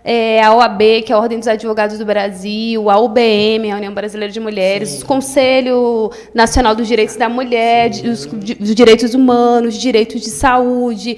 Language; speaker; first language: Portuguese; native; Portuguese